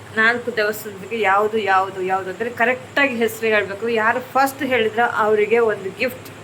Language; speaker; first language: Kannada; non-native, local second language; Tulu